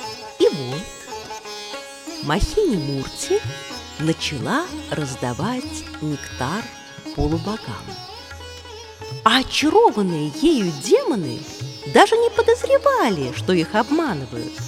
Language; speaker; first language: Russian; native; Russian